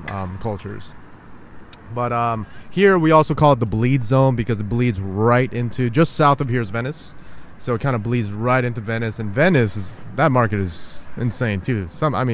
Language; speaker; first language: English; native; English